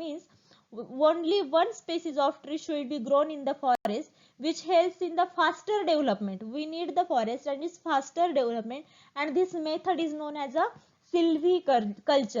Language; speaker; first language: English; non-native, local second language; Marathi